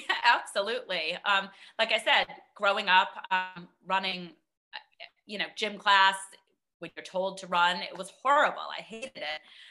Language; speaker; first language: English; native; English